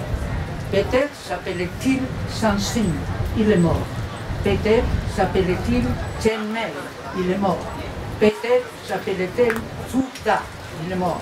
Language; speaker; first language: French; non-native, fluent; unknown